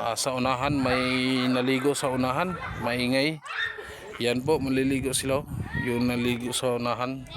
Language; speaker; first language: Filipino; non-native, local second language; Cebuano